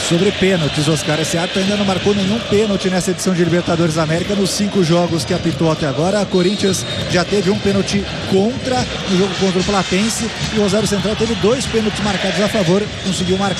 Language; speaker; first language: Portuguese; native; Portuguese